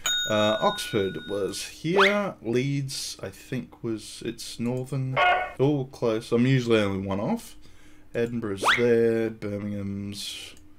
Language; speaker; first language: English; native; English